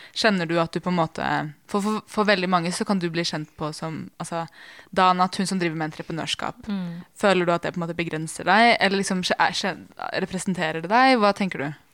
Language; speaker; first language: Norwegian; early bilingual, other home language; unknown